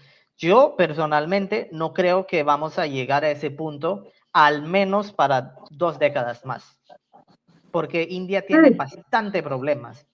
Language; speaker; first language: Spanish; non-native, fluent; Tamil